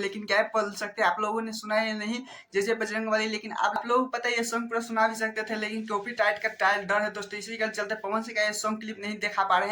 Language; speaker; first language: Hindi; non-native, local second language; Bhojpuri